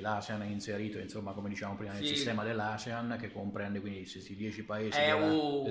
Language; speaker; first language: Italian; native; Italian